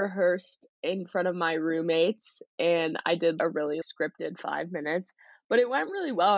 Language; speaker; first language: English; native; English